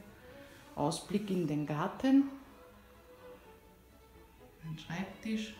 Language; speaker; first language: German; native; German